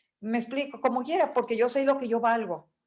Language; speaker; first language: Spanish; native; Spanish